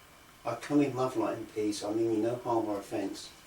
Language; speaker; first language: English; native; English